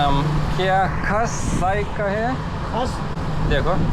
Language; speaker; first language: Hindi; non-native, learner; English